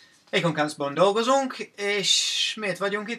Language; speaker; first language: Hungarian; non-native, fluent; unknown